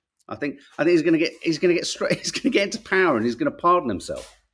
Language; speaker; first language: English; native; English